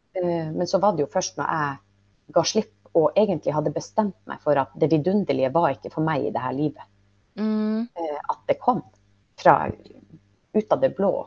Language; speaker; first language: Norwegian; native; Norwegian